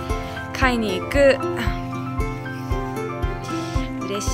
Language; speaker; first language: Japanese; non-native, learner; English